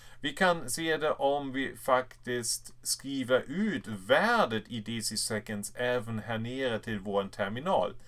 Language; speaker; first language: Swedish; non-native, fluent; German